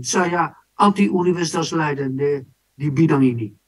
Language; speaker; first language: Indonesian; non-native, fluent; Dutch